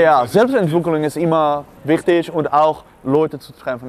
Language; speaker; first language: German; non-native, learner; Dutch